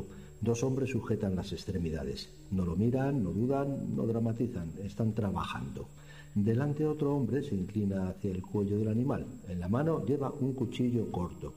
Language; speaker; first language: Spanish; native; Spanish